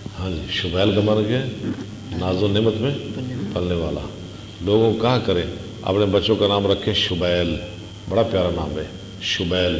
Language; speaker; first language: Urdu; non-native, local second language; Punjabi